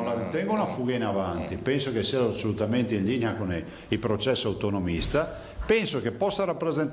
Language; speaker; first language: Italian; native; Italian